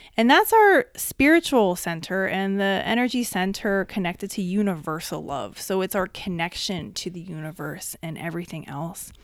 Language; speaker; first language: English; native; English